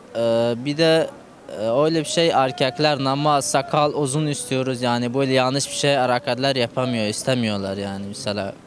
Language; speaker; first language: Turkish; non-native, fluent; Persian